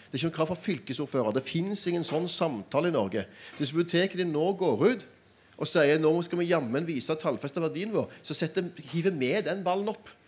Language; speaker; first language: Norwegian; native; Norwegian